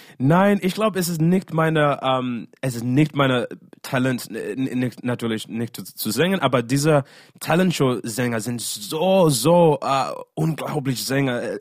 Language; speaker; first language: German; non-native, learner; English